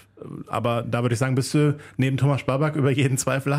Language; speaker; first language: German; native; German